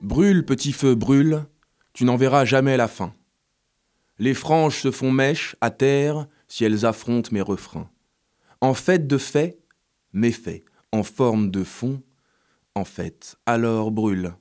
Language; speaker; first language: French; native; French